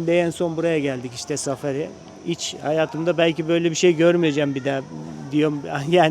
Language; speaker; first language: Turkish; native; Turkish